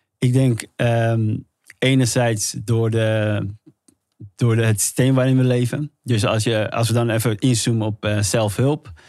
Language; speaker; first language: Dutch; early bilingual, other home language; Somali